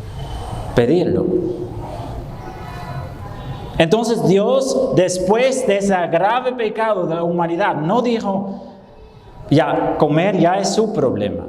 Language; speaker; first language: Spanish; non-native, fluent; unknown